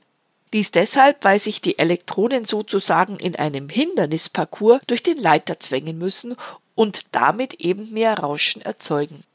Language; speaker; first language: German; native; German